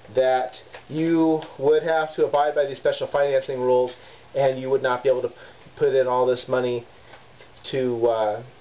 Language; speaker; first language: English; native; English